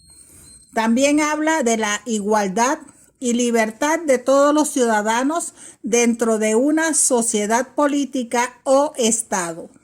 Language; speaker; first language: Spanish; native; Spanish